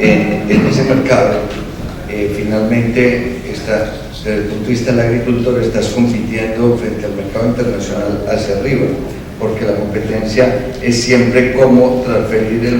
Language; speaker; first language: Spanish; native; Spanish